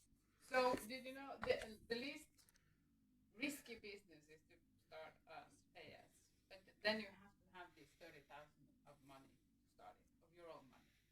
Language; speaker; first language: English; non-native, fluent; Norwegian